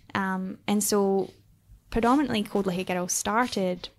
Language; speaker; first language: English; native; English